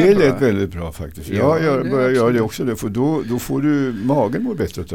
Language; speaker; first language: Swedish; native; Swedish